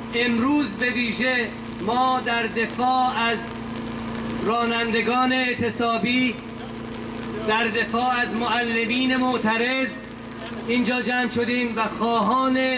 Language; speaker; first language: Persian; native; Persian